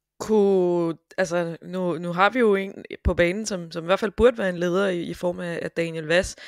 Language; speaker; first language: Danish; native; Danish